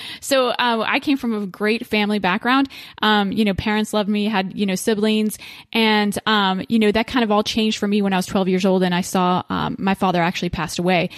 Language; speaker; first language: English; native; English